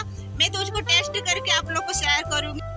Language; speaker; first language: Hindi; non-native, local second language; Odia